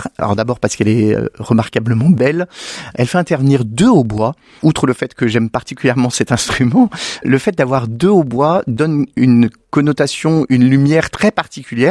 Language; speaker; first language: French; native; French